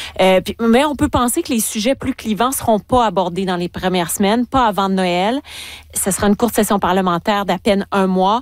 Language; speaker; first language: French; native; French